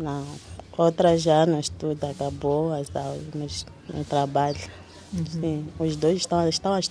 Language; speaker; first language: Portuguese; non-native, local second language; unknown